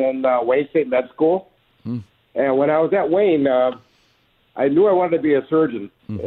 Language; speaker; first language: English; native; English